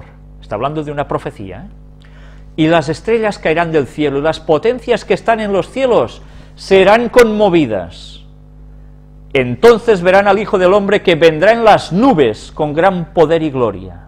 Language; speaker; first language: Spanish; native; Spanish